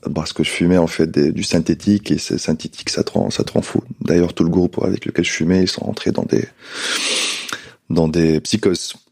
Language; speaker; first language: French; non-native, local second language; Arabic